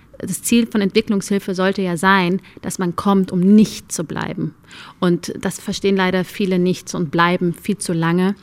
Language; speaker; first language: German; early bilingual, other home language; Amharic